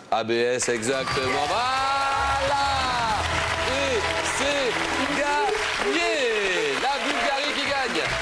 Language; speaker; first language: French; native; French